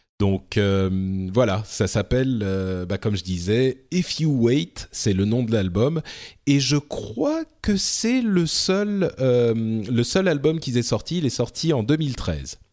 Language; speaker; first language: French; native; French